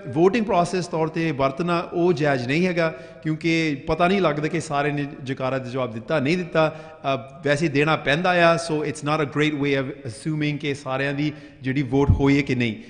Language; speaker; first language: Punjabi; early bilingual, heritage; Punjabi